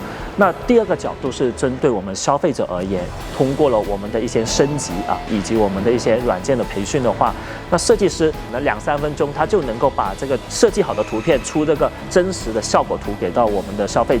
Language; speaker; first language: Chinese; native; Chinese